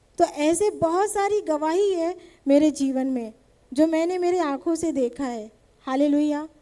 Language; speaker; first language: Hindi; native; Hindi